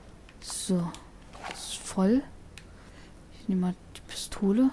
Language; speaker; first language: German; native; German